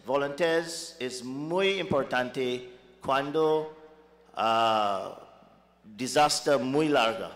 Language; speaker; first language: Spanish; non-native, learner; English